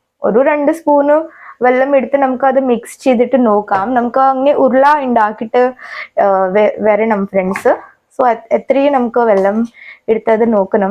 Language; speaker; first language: Malayalam; non-native, learner; Hindi